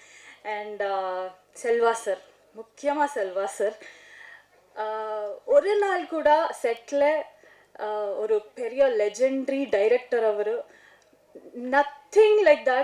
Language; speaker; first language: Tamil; non-native, learner; Kannada